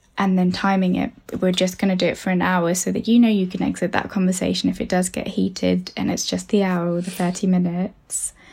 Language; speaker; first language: English; early bilingual, other home language; Tamil